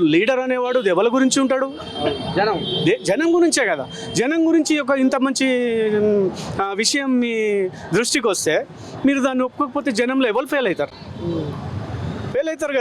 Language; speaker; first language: Telugu; native; Telugu